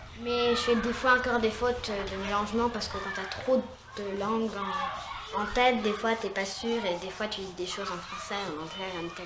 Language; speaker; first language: French; early bilingual, heritage; French